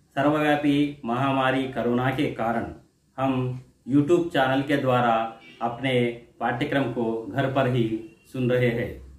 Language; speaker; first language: Hindi; non-native, local second language; Telugu